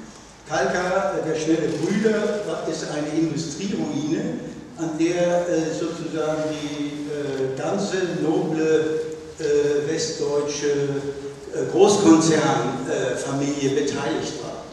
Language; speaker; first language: German; native; German